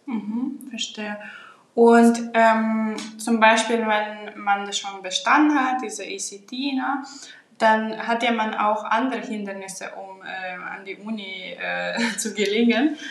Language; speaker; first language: German; non-native, fluent; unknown